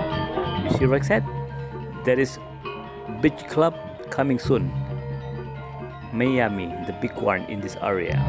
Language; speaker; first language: English; non-native, local second language; Indonesian